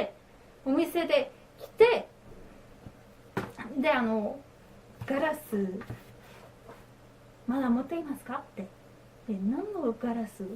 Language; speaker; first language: Japanese; non-native, learner; French